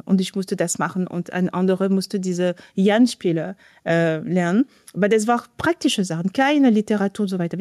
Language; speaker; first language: German; non-native, fluent; French